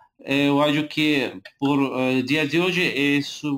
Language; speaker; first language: Portuguese; non-native, learner; Spanish